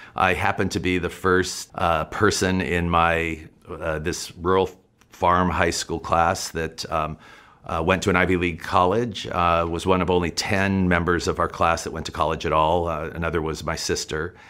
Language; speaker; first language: English; native; English